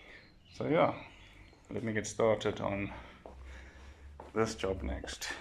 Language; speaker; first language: English; native; English